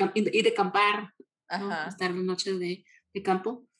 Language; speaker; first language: Spanish; early bilingual, heritage; Spanish